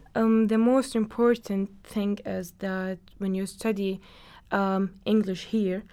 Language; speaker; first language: English; non-native, learner; Arabic